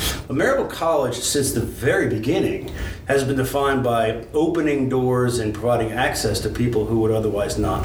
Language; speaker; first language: English; native; English